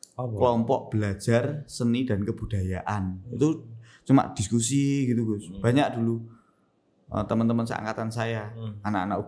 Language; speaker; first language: Indonesian; native; Indonesian